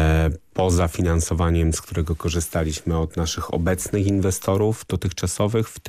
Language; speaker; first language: Polish; native; Polish